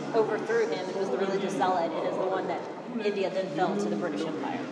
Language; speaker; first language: English; native; English